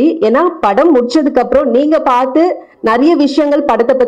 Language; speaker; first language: Tamil; native; Tamil